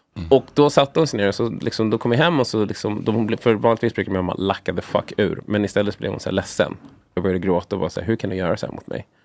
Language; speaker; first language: Swedish; native; Swedish